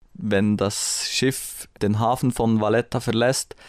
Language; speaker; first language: German; native; German